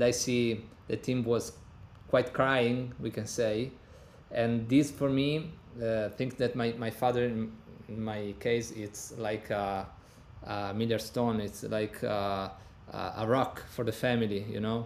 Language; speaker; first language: English; non-native, learner; Italian